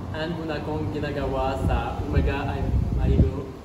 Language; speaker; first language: Filipino; non-native, learner; French